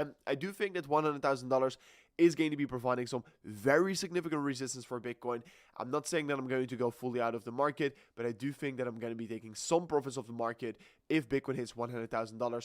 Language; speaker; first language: English; non-native, fluent; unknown